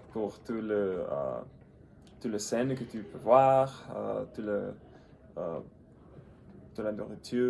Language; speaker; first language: French; non-native, learner; English